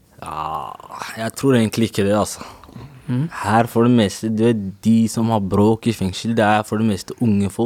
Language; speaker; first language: Norwegian; native; Norwegian